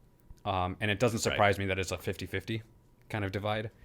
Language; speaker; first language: English; native; English